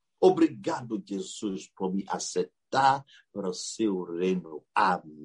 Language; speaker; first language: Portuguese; non-native, learner; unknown